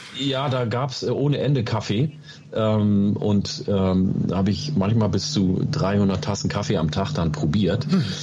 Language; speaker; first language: German; early bilingual, other home language; Oromo